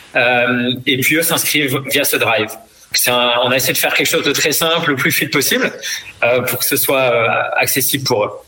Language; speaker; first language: French; native; French